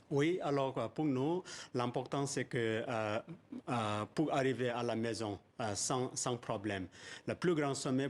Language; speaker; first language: French; non-native, fluent; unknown